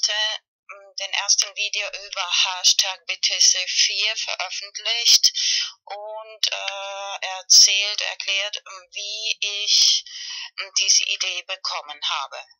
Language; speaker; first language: German; non-native, fluent; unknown